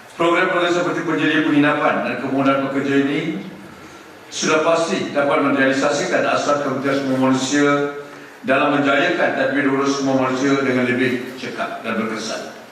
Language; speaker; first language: Malay; non-native, local second language; Tamil